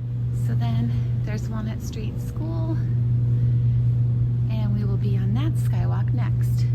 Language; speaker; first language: English; native; English